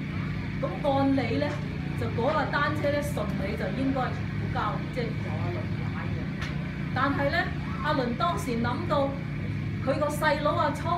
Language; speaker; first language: Cantonese; native; Cantonese